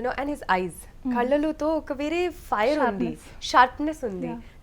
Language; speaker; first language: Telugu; non-native, local second language; Hindi